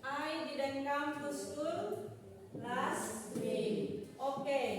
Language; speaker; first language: English; non-native, local second language; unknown